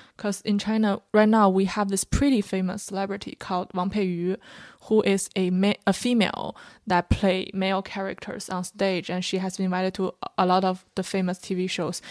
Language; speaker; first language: English; non-native, fluent; Chinese